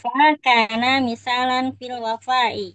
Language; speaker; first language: Arabic; non-native, learner; Indonesian